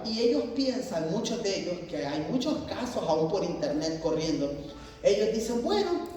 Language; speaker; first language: Spanish; native; Spanish